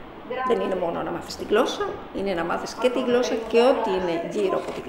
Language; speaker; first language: Greek; non-native, fluent; Spanish